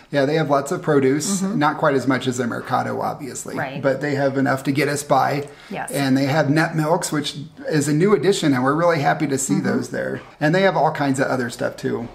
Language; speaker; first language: English; native; English